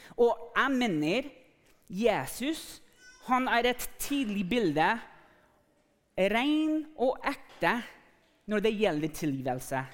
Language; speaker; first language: Norwegian; non-native, fluent; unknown